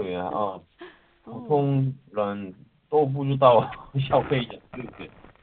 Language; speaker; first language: Chinese; non-native, learner; Korean